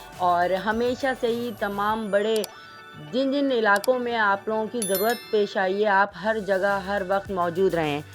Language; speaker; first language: Urdu; native; Urdu